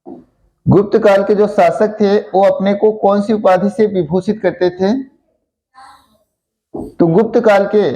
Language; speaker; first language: Hindi; native; Hindi